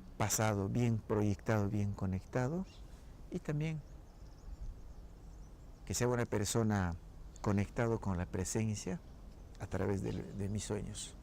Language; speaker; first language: Spanish; non-native, local second language; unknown